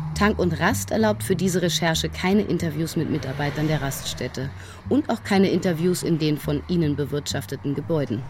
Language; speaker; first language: German; native; German